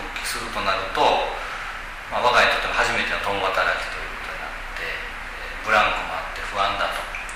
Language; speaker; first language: Japanese; native; Japanese